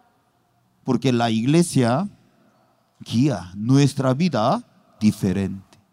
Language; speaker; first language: Spanish; non-native, learner; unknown